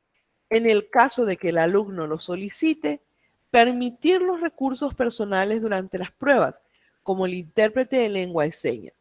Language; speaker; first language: Spanish; native; Spanish